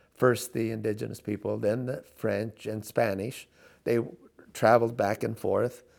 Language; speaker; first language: English; native; English